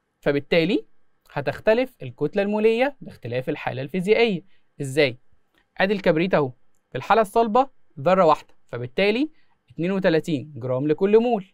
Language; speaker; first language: Arabic; native; Arabic